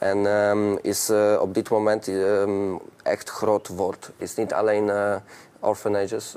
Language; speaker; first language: Dutch; non-native, learner; Polish